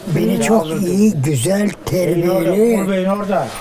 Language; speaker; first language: Turkish; native; Turkish